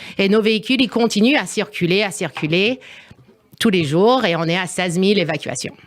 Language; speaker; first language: French; non-native, fluent; English